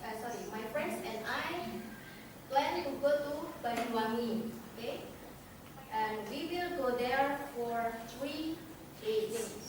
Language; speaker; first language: English; non-native, fluent; Indonesian